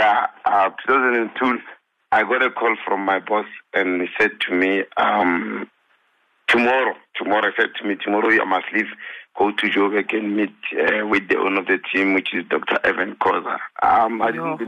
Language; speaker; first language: English; non-native, local second language; Northern Sotho